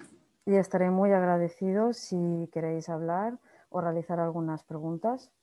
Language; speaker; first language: Spanish; native; Spanish